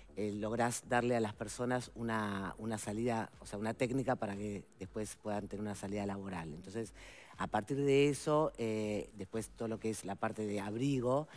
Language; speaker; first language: Spanish; native; Spanish